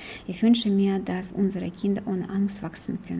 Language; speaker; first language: German; non-native, fluent; Ukrainian